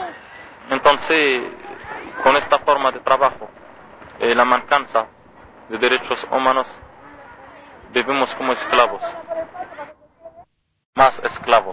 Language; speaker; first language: Spanish; non-native, learner; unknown